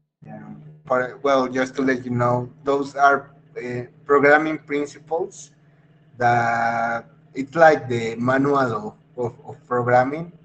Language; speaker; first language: English; non-native, fluent; Spanish